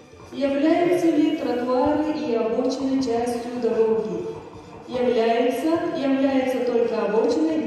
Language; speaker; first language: Russian; non-native, local second language; Yakut